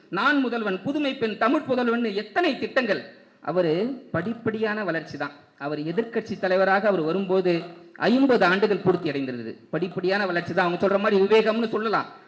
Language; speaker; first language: Tamil; native; Tamil